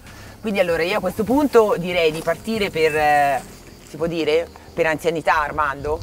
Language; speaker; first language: Italian; native; Italian